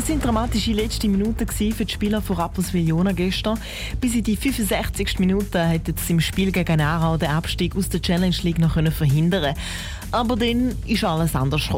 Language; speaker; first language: German; native; German